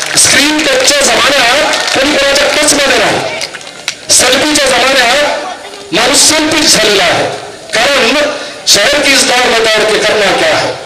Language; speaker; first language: Marathi; non-native, local second language; Urdu